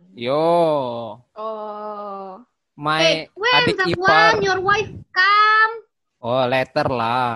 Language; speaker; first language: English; non-native, learner; Indonesian